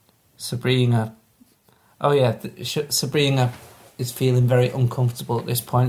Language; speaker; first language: English; native; English